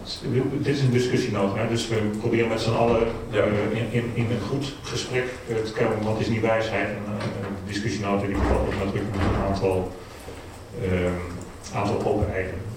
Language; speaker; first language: Dutch; native; Dutch